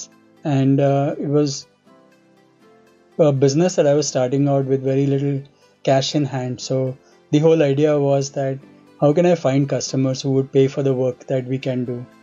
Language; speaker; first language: English; non-native, local second language; Hindi